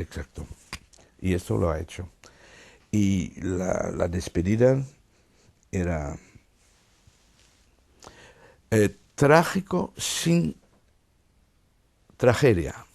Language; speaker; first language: Spanish; non-native, fluent; Dutch